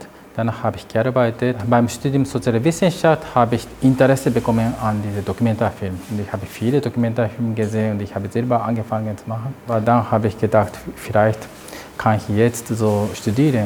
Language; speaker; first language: German; non-native, learner; Japanese